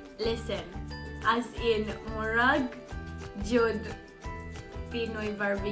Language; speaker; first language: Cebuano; non-native, learner; English